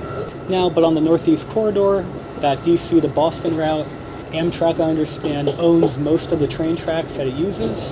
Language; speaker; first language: English; native; English